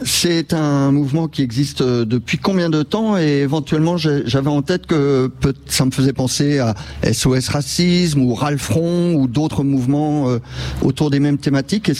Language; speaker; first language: French; native; French